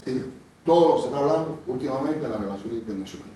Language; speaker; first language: Spanish; native; Spanish